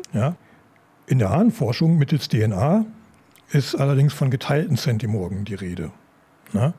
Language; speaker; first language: German; native; German